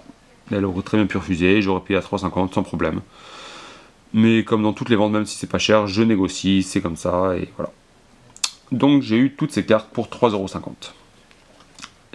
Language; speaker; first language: French; native; French